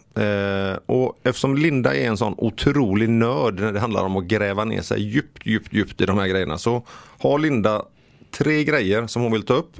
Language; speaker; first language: Swedish; native; Swedish